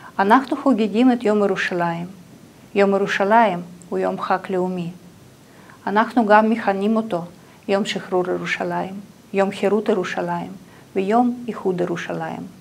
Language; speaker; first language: Hebrew; non-native, fluent; Russian